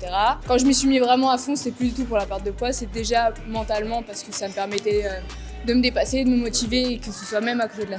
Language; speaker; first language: French; native; French